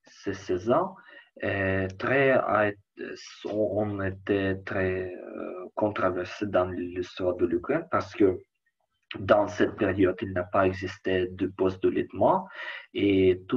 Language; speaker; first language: French; non-native, learner; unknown